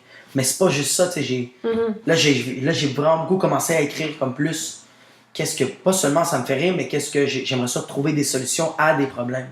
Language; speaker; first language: French; native; French